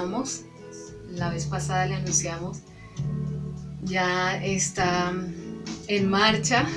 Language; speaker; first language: Spanish; native; Spanish